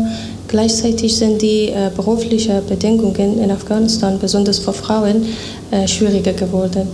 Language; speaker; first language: German; non-native, fluent; Persian